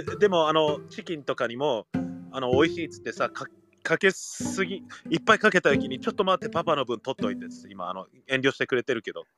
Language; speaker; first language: Japanese; early bilingual, heritage; Japanese